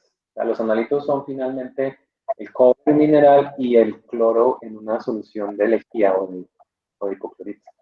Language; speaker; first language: Spanish; native; Spanish